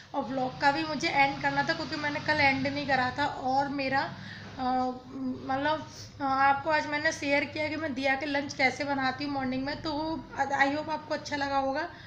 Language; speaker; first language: Hindi; native; Hindi